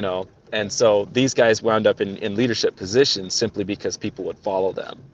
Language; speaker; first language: English; native; English